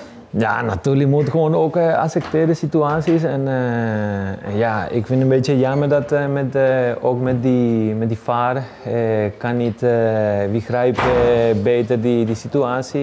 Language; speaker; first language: Dutch; non-native, learner; Spanish